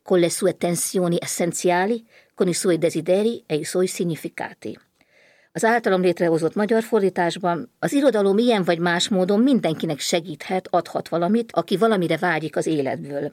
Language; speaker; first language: Hungarian; native; Hungarian